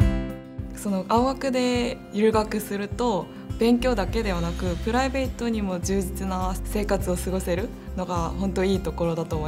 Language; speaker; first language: Japanese; non-native, fluent; Korean